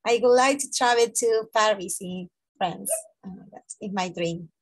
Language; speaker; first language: English; non-native, fluent; Spanish